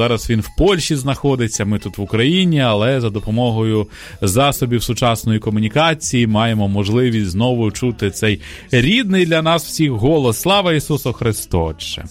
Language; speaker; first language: Ukrainian; native; Ukrainian